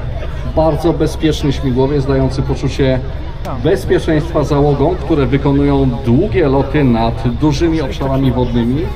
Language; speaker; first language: Polish; native; Polish